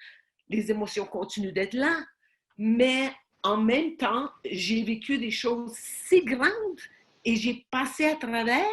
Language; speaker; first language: French; non-native, fluent; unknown